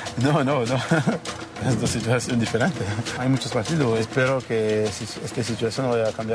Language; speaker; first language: Spanish; non-native, learner; French